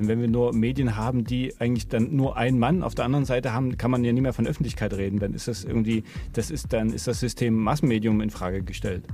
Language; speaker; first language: German; native; German